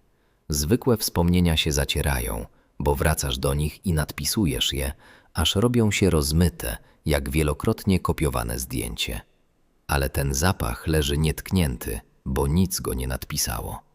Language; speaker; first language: Polish; native; Polish